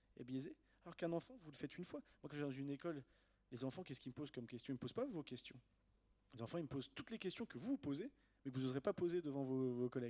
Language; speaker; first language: French; native; French